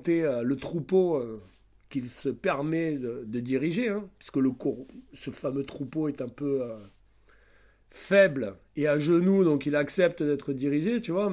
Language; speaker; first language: French; native; French